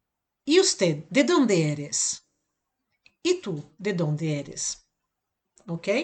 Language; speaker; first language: Spanish; non-native, learner; Portuguese